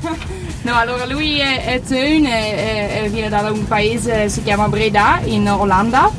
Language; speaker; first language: Italian; non-native, fluent; Dutch